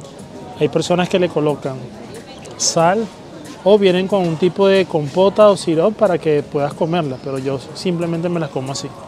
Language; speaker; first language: Spanish; native; Spanish